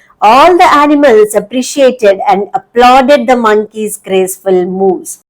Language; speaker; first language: English; non-native, local second language; Telugu